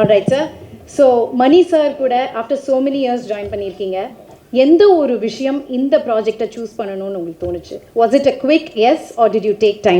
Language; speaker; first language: Tamil; native; Tamil